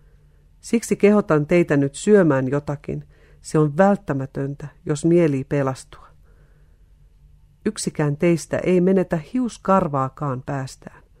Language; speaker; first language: Finnish; native; Finnish